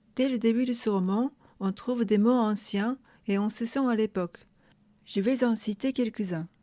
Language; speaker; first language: French; non-native, fluent; Japanese